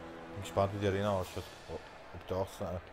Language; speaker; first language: German; native; German